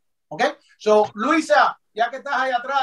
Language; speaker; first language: Spanish; native; Spanish